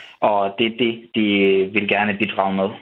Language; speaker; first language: Danish; non-native, fluent; Ukrainian